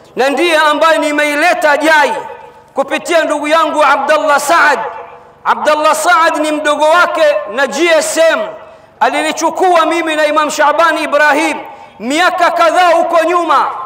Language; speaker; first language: Swahili; native; Swahili